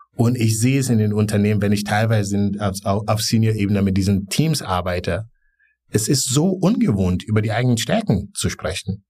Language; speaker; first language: German; non-native, fluent; Wolof